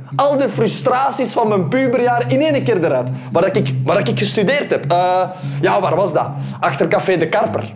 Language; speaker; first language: Dutch; native; Dutch